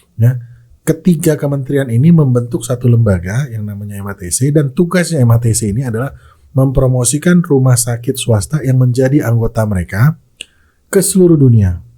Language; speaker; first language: Indonesian; native; Indonesian